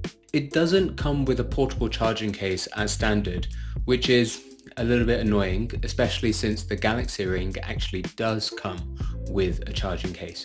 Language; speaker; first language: English; native; English